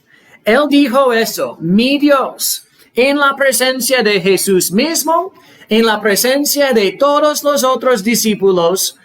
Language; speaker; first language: Spanish; non-native, fluent; English